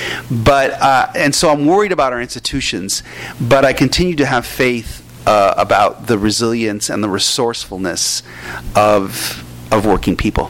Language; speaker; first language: English; early bilingual, other home language; Spanish